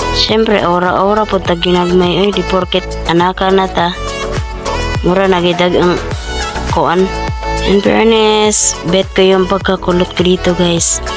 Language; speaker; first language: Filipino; non-native, local second language; Cebuano